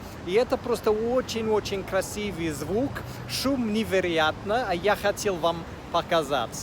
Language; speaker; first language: Russian; non-native, fluent; English